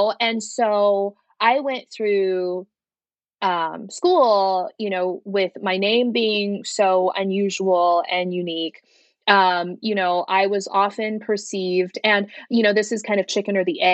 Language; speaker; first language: English; early bilingual, other home language; Chinese